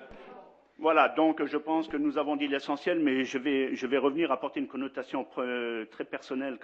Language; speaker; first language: French; native; French